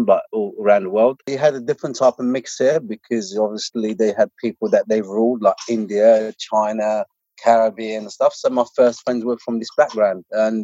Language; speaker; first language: English; non-native, local second language; Arabic